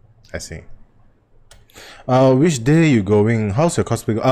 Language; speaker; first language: English; non-native, local second language; Chinese